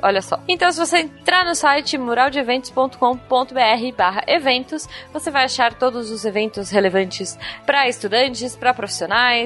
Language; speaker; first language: Portuguese; native; Portuguese